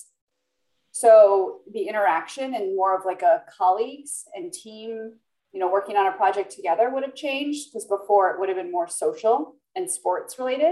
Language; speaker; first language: English; native; English